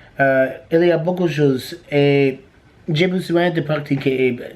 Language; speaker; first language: French; non-native, learner; English